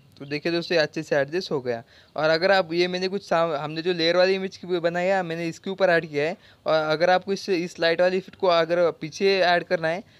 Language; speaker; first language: Hindi; non-native, local second language; Marathi